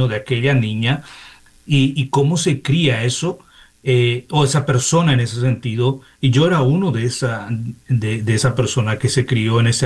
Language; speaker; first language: Spanish; native; Spanish